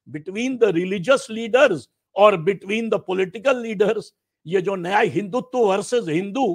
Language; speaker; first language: Hindi; native; Hindi